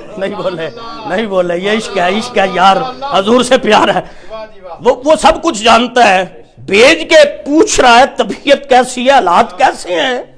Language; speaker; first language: Urdu; non-native, local second language; Punjabi